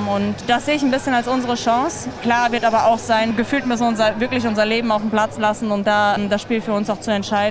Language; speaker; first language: German; native; German